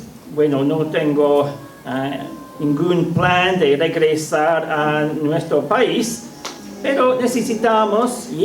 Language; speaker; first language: Spanish; non-native, fluent; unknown